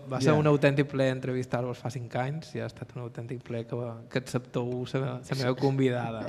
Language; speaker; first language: Catalan; native; Catalan